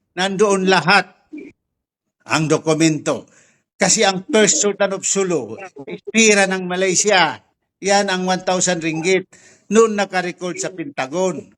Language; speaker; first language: Filipino; non-native, local second language; Tausug